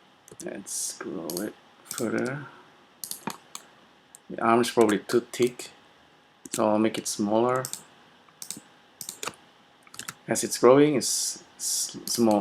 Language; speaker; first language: English; non-native, fluent; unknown